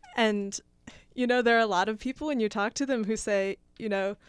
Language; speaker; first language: English; native; English